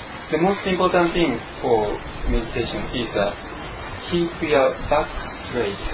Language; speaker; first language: English; non-native, fluent; Japanese